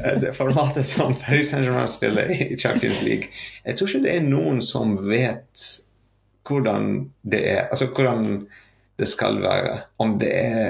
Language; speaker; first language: Norwegian; non-native, fluent; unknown